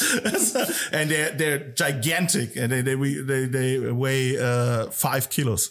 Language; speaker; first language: English; non-native, fluent; German